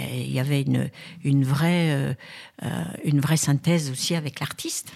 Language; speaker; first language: French; native; French